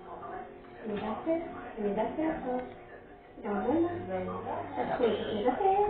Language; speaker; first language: French; native; French